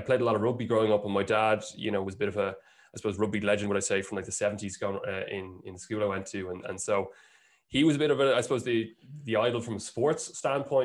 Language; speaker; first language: English; native; English